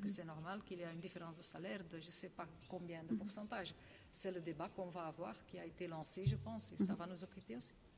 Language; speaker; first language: French; non-native, fluent; Dutch